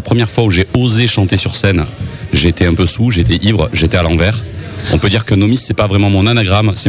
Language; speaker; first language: French; native; French